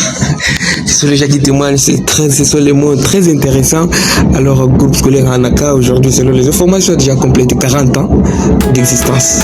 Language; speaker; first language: French; non-native, local second language; Luba-Lulua